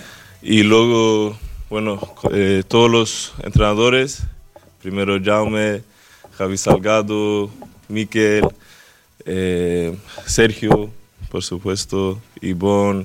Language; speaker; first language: Spanish; non-native, fluent; Swedish